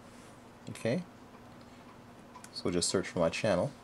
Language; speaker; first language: English; native; English